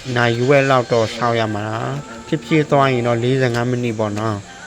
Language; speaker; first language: Burmese; non-native, local second language; S'gaw Karen